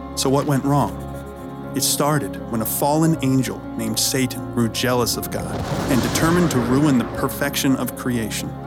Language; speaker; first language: English; native; English